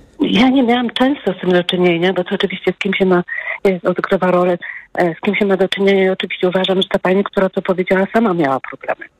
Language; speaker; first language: Polish; native; Polish